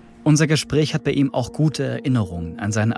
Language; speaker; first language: German; native; German